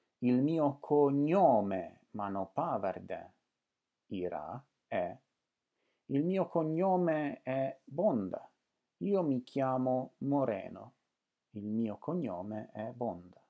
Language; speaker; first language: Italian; non-native, fluent; Lithuanian